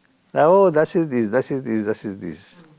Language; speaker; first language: German; non-native, learner; Bangla